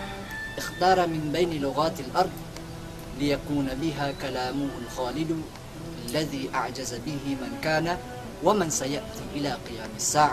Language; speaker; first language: Arabic; non-native, learner; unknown